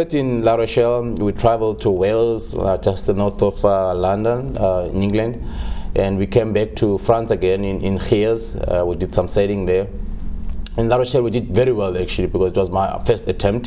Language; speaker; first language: English; non-native, local second language; Xhosa